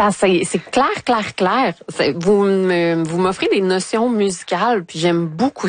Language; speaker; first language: French; native; French